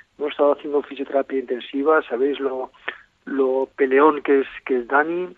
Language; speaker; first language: Spanish; native; Spanish